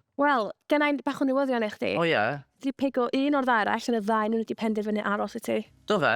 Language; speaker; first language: Welsh; native; Welsh